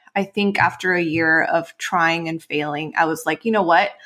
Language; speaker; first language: English; non-native, fluent; Spanish